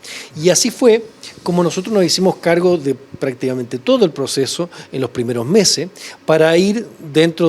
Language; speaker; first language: Spanish; native; Spanish